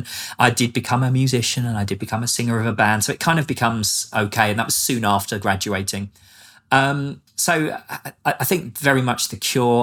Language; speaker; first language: English; native; English